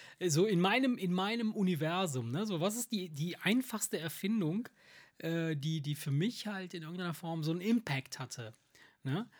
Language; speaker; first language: German; early bilingual, other home language; Italian